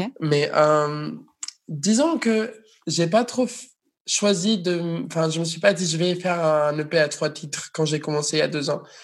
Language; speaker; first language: French; non-native, fluent; Spanish